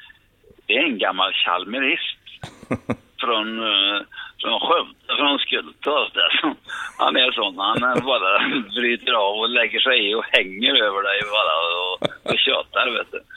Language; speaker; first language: Swedish; native; Swedish